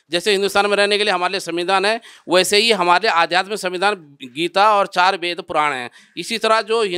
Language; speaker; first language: Hindi; native; Hindi